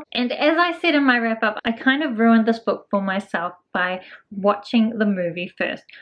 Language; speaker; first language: English; native; English